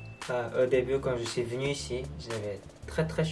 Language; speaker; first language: French; non-native, learner; Korean